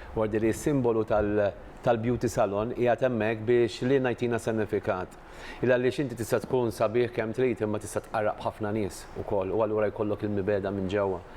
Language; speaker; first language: Maltese; native; Maltese